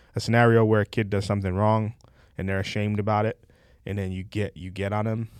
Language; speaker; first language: English; native; English